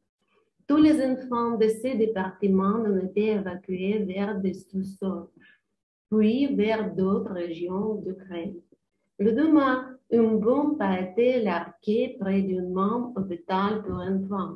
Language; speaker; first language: French; non-native, learner; Ukrainian